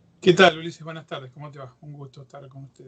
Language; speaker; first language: Spanish; native; Spanish